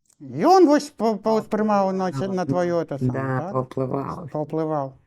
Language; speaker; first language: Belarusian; non-native, local second language; Russian